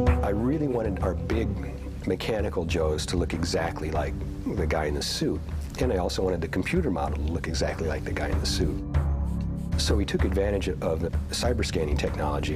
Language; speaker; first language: English; native; English